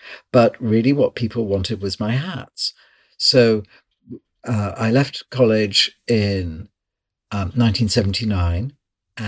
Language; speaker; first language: English; native; English